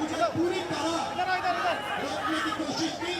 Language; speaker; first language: Hindi; native; Hindi